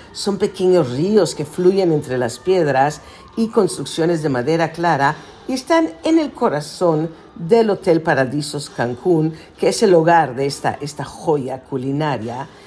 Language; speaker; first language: Spanish; native; Spanish